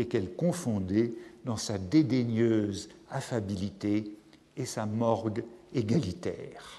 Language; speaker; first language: French; native; French